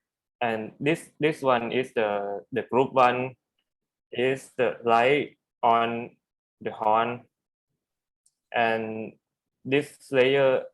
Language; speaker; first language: English; non-native, learner; Thai